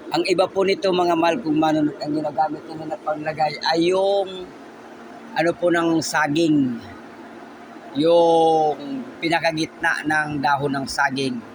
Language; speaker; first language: Filipino; non-native, local second language; Bikol